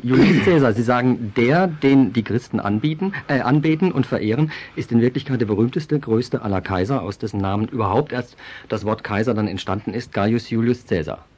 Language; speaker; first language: German; native; German